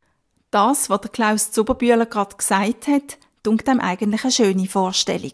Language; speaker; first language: German; native; German